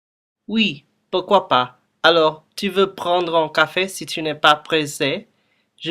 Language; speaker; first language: French; non-native, learner; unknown